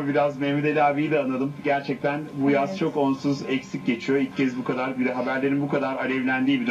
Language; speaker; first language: Turkish; native; Turkish